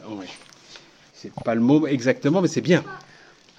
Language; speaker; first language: French; native; French